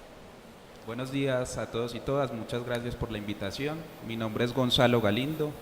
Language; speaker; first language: Spanish; native; Spanish